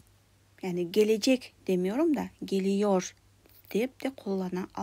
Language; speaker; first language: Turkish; non-native, fluent; Kara-Kalpak